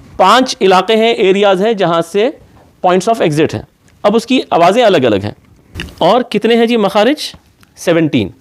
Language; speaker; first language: Urdu; native; Urdu